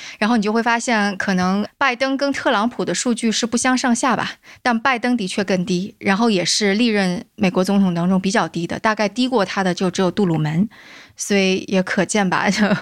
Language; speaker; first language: Chinese; native; Chinese